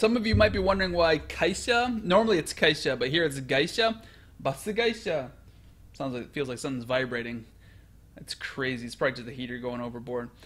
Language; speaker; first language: English; native; English